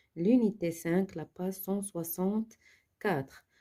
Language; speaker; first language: French; non-native, local second language; Arabic